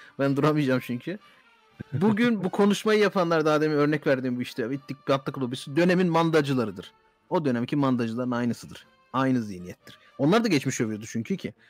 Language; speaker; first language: Turkish; early bilingual, heritage; Turkish